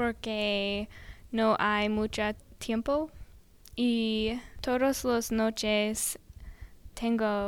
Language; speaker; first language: Spanish; non-native, learner; English